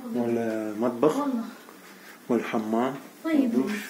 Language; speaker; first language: Arabic; non-native, learner; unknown